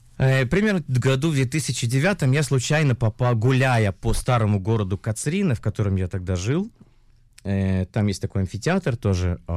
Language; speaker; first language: Russian; native; Russian